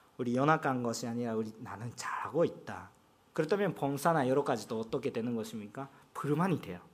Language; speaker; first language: Korean; non-native, fluent; Japanese